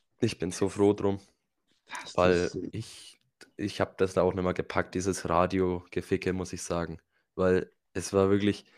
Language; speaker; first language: German; native; German